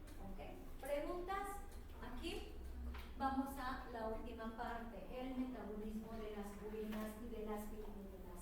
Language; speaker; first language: Spanish; native; Spanish